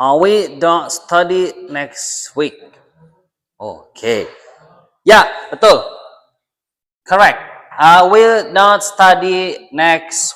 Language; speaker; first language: English; non-native, learner; Indonesian